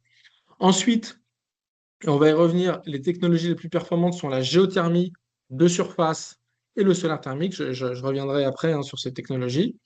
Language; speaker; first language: French; native; French